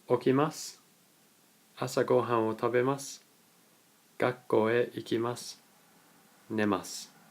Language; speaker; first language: Japanese; non-native, fluent; English